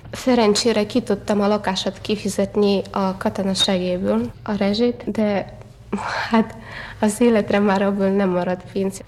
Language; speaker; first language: Hungarian; non-native, learner; Russian